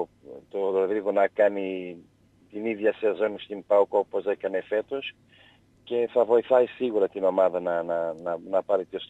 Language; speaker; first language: Greek; non-native, learner; Portuguese